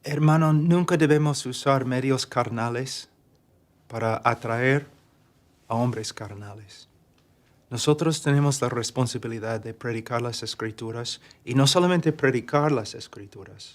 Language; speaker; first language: Spanish; non-native, fluent; English